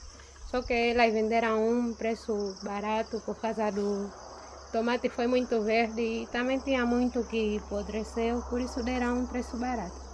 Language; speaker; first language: Portuguese; non-native, local second language; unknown